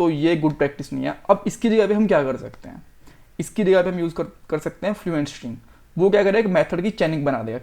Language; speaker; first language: Hindi; native; Hindi